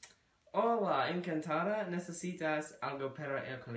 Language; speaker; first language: Spanish; non-native, learner; English